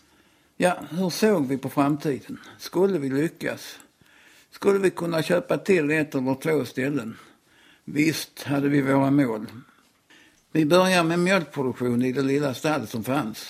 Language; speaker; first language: Swedish; native; Swedish